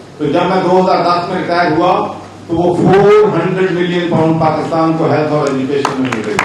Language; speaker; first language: Urdu; non-native, local second language; Punjabi